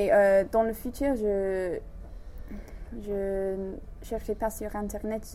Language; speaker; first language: French; non-native, learner; English